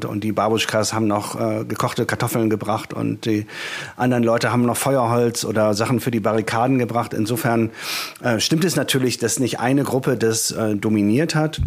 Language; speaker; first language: German; native; German